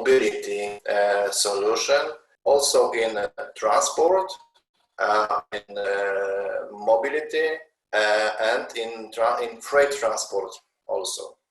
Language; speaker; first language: English; non-native, learner; Polish